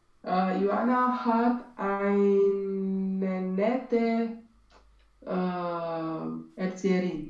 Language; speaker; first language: German; non-native, learner; Romanian